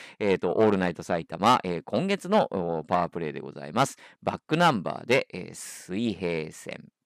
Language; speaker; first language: Japanese; native; Japanese